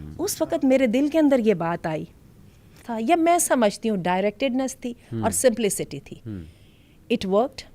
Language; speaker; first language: Urdu; native; Urdu